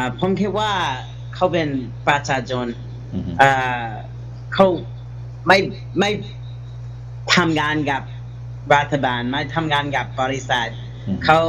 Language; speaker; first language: Thai; non-native, learner; English